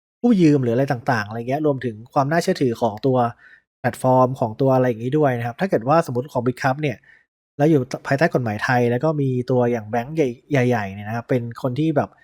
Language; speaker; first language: Thai; native; Thai